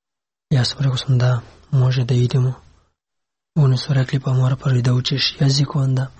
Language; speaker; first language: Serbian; non-native, learner; Pashto